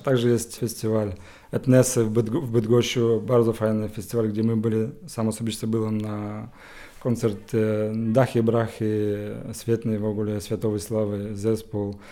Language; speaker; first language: Polish; non-native, learner; Ukrainian